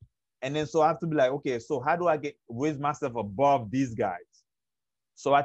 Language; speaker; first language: English; early bilingual, other home language; Haitian Creole